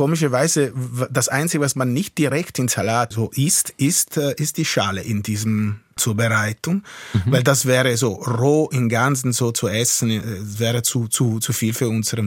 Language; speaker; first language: German; non-native, fluent; Italian